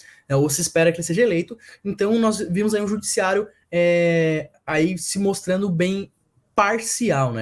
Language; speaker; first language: Portuguese; native; Portuguese